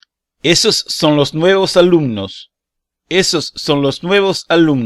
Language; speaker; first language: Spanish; non-native, learner; Portuguese